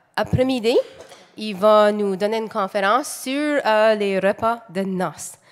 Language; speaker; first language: French; native; French